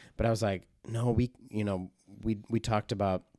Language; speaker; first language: English; native; English